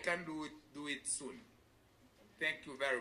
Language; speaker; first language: English; non-native, learner; Haitian Creole